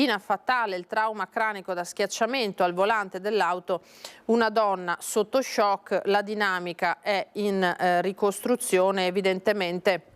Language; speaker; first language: Italian; native; Italian